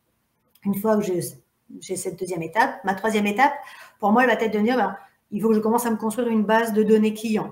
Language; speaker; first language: French; native; French